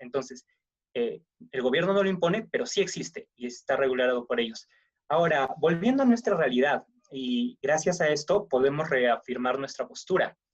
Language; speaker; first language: Spanish; native; Spanish